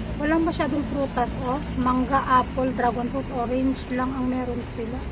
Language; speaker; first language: Filipino; native; Filipino